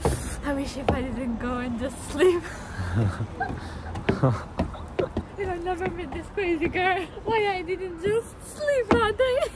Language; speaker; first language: English; non-native, fluent; Arabic